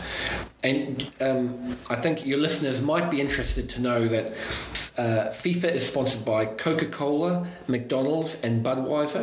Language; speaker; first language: English; native; English